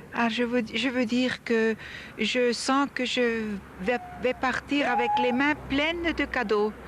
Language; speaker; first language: French; non-native, fluent; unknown